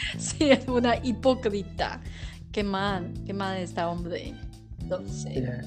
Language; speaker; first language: Spanish; non-native, learner; Chinese